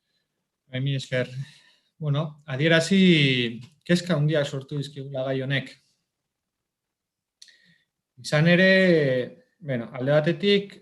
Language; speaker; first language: Basque; native; Basque